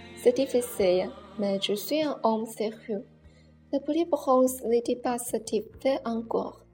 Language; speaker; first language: French; non-native, learner; Chinese